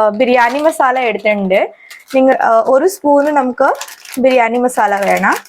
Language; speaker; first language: Malayalam; non-native, fluent; Hindi